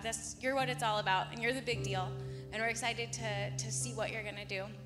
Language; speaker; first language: English; native; English